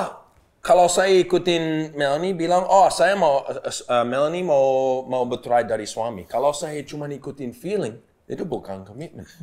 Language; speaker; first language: Indonesian; non-native, learner; English